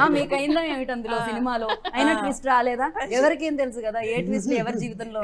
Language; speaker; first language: Telugu; native; Telugu